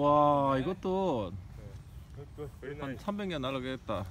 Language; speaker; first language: Korean; native; Korean